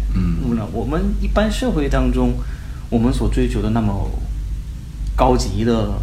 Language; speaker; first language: Chinese; non-native, fluent; Korean